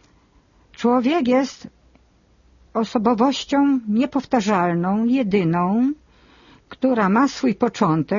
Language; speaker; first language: Polish; native; Polish